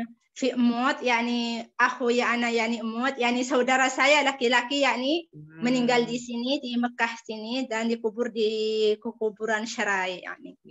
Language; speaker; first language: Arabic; non-native, learner; Indonesian